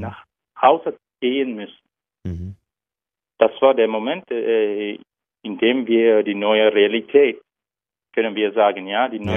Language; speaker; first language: German; non-native, learner; Turkish